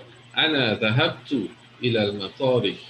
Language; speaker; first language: Arabic; non-native, fluent; English